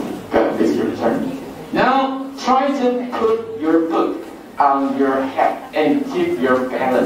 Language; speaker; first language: English; non-native, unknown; Chinese